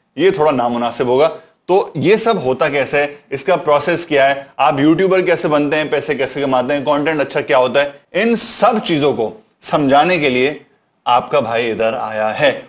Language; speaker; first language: Urdu; native; Urdu